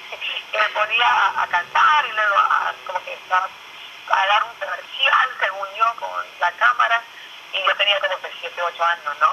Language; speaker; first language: Spanish; early bilingual, other home language; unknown